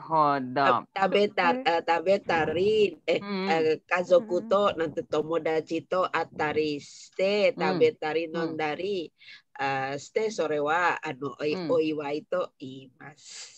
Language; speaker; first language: Japanese; non-native, learner; Indonesian